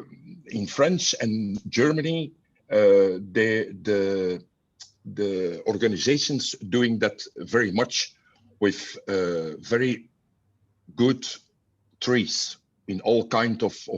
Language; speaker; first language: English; non-native, learner; Dutch